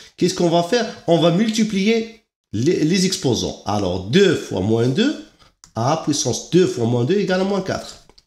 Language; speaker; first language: French; non-native, local second language; Arabic